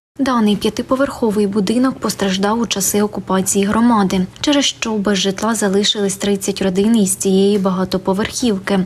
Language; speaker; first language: Ukrainian; native; Ukrainian